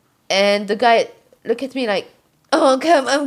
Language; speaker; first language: English; non-native, fluent; French